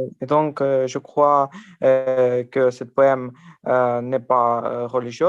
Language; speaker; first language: French; non-native, learner; Ukrainian